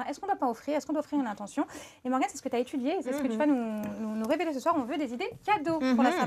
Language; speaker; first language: French; native; French